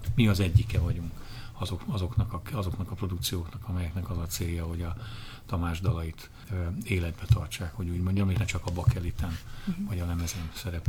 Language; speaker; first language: Hungarian; native; Hungarian